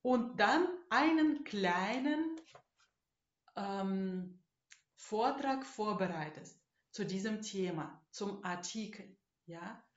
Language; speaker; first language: German; non-native, fluent; Russian